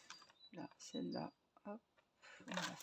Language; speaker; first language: French; native; French